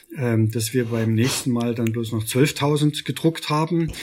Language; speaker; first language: German; native; German